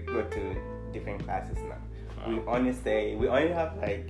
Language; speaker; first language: English; early bilingual, other home language; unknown